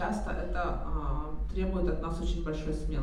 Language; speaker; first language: Russian; native; Russian